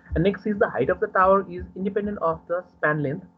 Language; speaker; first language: English; non-native, local second language; Nepali